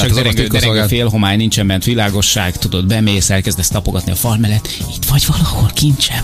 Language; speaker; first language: Hungarian; native; Hungarian